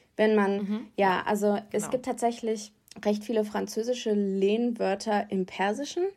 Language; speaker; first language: German; native; German